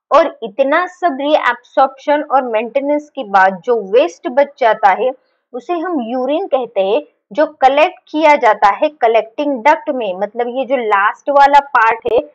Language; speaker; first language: Hindi; non-native, local second language; Marathi